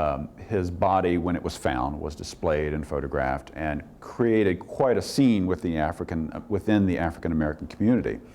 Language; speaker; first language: English; native; English